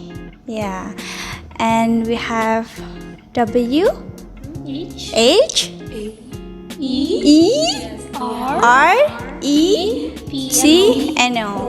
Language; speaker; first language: English; non-native, learner; Indonesian